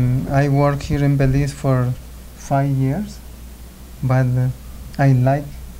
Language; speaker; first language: English; non-native, learner; Spanish